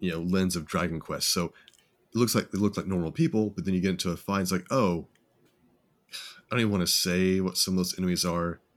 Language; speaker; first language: English; native; English